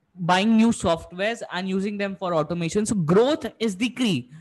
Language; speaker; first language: English; non-native, local second language; Hindi